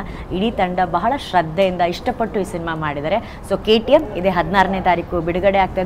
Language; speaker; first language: Kannada; native; Kannada